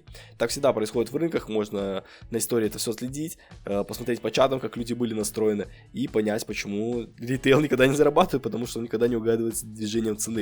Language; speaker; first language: Russian; native; Russian